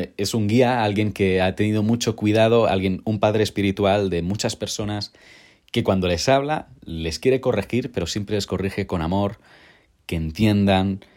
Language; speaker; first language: Spanish; native; Spanish